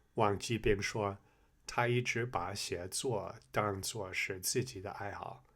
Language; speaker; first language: Chinese; non-native, fluent; English